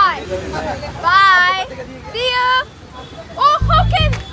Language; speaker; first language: English; non-native, learner; Korean